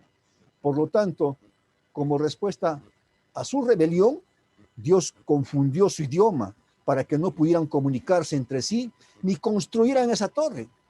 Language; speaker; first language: Spanish; native; Spanish